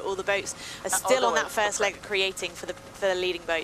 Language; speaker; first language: English; native; English